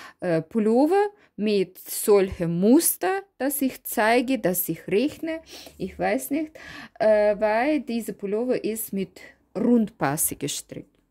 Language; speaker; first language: German; non-native, learner; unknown